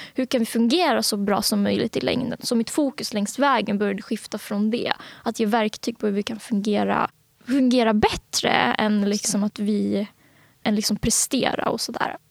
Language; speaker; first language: Swedish; early bilingual, other home language; Bangla